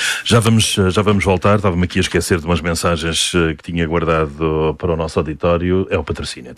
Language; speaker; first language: Portuguese; native; Portuguese